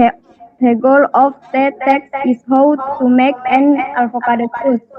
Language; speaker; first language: English; non-native, learner; Indonesian